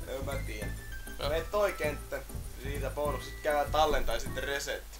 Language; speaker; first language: Finnish; native; Finnish